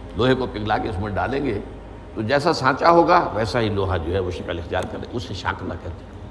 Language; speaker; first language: Urdu; native; Urdu